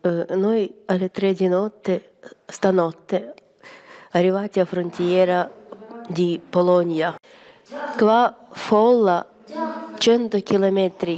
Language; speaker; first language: Italian; non-native, learner; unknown